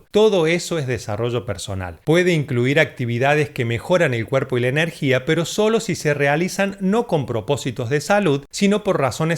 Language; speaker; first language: Spanish; native; Spanish